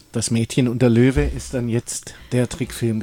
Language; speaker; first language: German; native; German